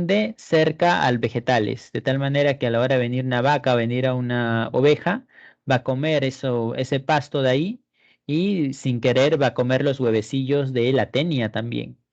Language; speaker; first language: Spanish; native; Spanish